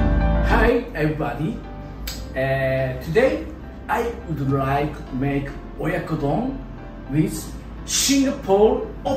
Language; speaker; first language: English; non-native, learner; Japanese